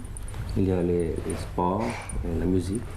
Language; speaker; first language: French; early bilingual, other home language; Thai